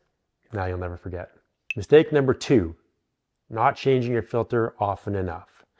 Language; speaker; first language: English; native; English